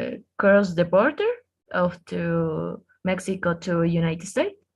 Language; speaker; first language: English; non-native, learner; Spanish